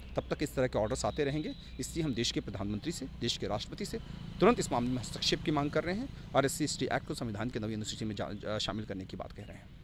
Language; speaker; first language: Hindi; native; Hindi